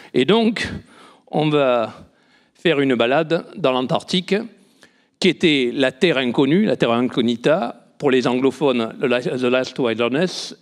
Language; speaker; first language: French; native; French